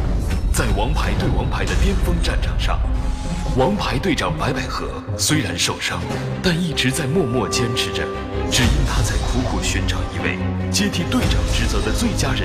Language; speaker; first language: Chinese; native; Chinese